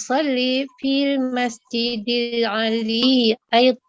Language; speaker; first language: Arabic; non-native, learner; Malay